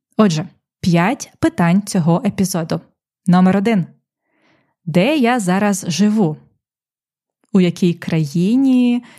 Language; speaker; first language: Ukrainian; native; Ukrainian